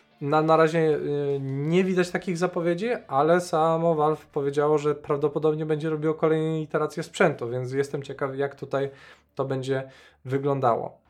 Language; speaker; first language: Polish; native; Polish